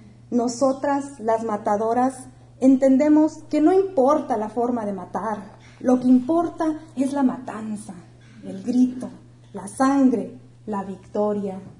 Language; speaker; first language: Spanish; early bilingual, heritage; Spanish